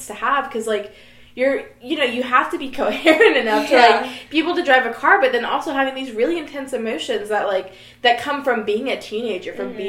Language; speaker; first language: English; native; English